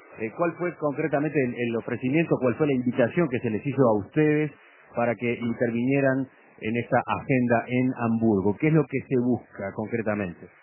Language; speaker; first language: Spanish; native; Spanish